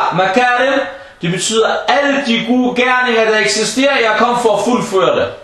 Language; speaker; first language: Danish; non-native, fluent; Arabic